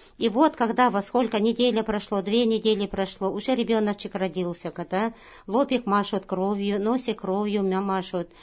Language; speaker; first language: Russian; non-native, local second language; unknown